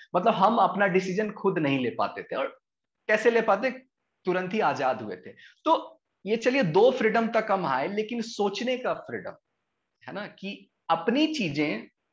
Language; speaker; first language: Hindi; native; Hindi